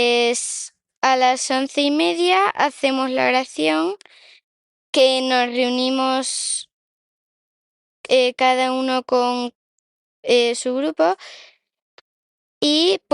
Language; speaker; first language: Spanish; native; Spanish